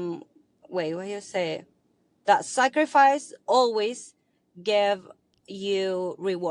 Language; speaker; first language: English; non-native, learner; Spanish